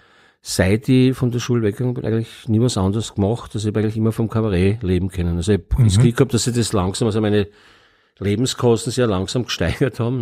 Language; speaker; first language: German; native; German